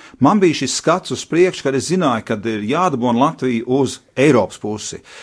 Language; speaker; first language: Latvian; early bilingual, heritage; Latvian